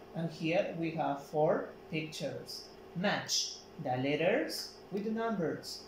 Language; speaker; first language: English; non-native, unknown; Spanish